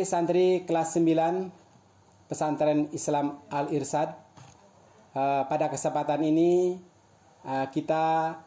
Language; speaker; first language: Indonesian; native; Indonesian